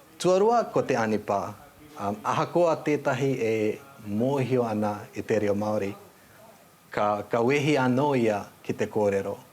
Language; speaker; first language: Māori; non-native, fluent; Nepali